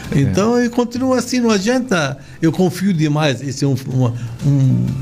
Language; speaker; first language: Portuguese; non-native, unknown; Arabic